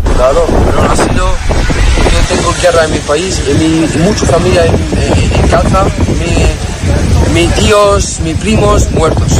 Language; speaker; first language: Spanish; non-native, learner; Arabic